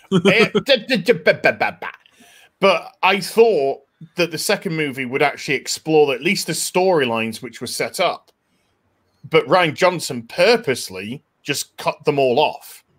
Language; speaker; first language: English; native; English